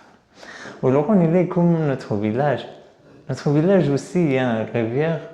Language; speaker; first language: French; non-native, learner; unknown